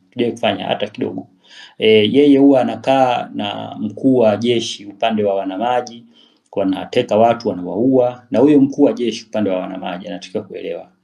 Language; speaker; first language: Swahili; native; Swahili